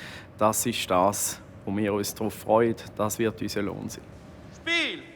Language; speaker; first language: German; native; German